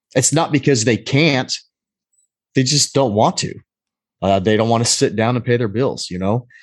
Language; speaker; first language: English; native; English